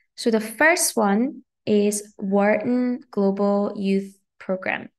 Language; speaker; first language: English; native; English